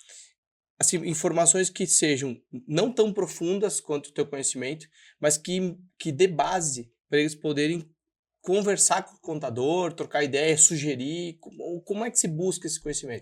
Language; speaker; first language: Portuguese; native; Portuguese